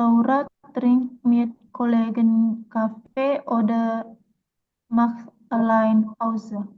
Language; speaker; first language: German; non-native, learner; Indonesian